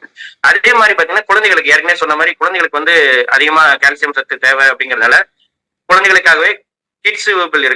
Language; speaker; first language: Tamil; native; Tamil